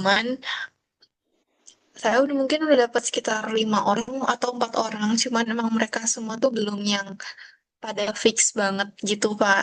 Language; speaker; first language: Indonesian; native; Indonesian